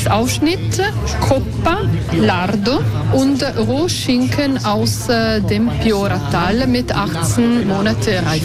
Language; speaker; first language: German; non-native, local second language; Italian